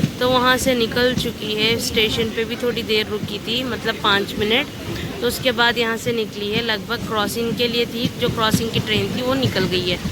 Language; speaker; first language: Hindi; non-native, local second language; Urdu